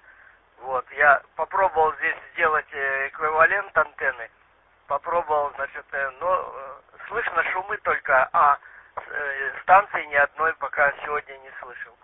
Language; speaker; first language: Russian; native; Russian